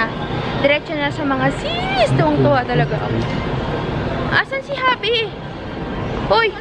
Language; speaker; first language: Filipino; native; Filipino